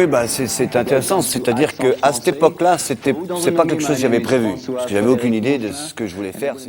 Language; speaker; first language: French; native; French